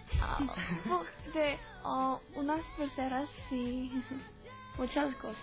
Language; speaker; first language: Spanish; non-native, learner; Korean